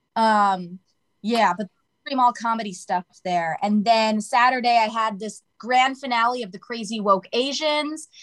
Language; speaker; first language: English; native; English